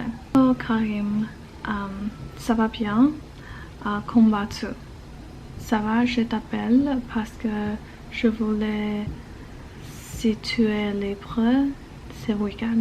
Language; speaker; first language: French; non-native, learner; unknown